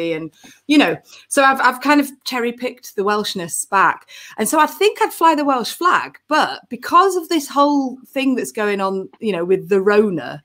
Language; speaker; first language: English; native; English